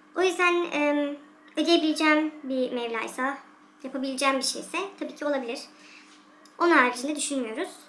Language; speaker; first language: Turkish; early bilingual, heritage; Turkish